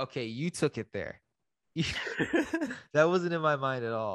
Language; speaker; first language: English; native; English